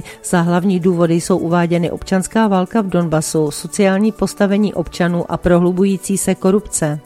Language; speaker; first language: Czech; native; Czech